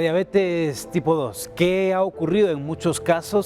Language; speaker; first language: Spanish; native; Spanish